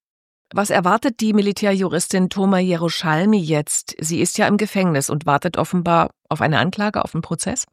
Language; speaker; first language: German; native; German